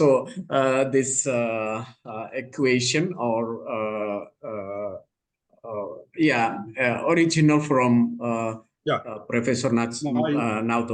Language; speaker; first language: English; non-native, learner; Indonesian